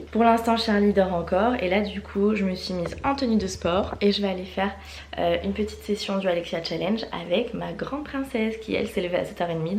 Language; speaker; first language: French; native; French